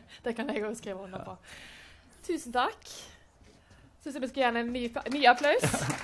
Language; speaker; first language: Norwegian; native; Norwegian